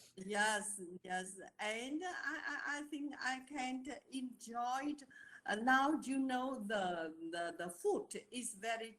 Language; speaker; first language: English; non-native, learner; Vietnamese